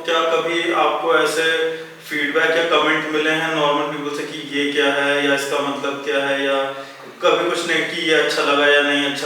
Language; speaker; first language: Hindi; native; Hindi